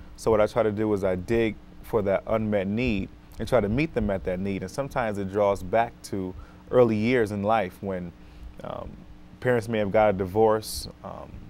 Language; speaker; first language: English; native; English